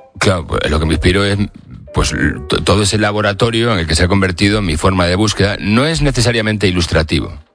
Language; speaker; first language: Spanish; native; Spanish